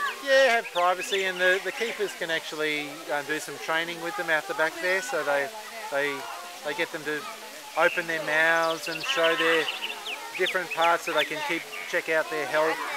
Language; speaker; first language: English; native; English